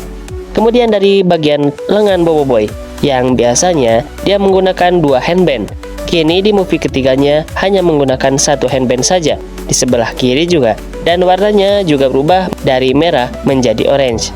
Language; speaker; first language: Indonesian; native; Indonesian